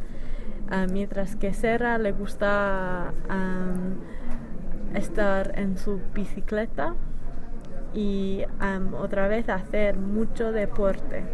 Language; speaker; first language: Spanish; non-native, learner; English